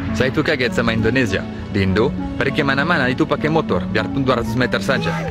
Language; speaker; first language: Indonesian; non-native, fluent; French